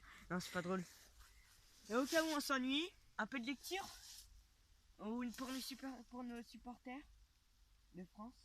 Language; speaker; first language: French; native; French